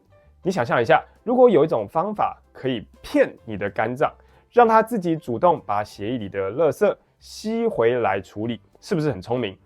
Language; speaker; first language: Chinese; native; Chinese